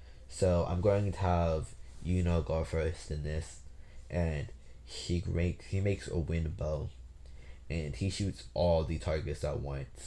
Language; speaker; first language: English; native; English